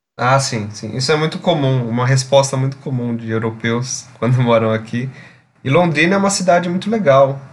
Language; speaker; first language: Portuguese; native; Portuguese